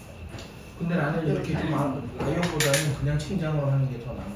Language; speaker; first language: Korean; native; Korean